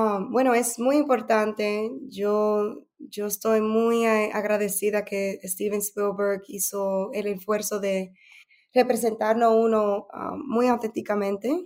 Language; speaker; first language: Spanish; early bilingual, heritage; Spanish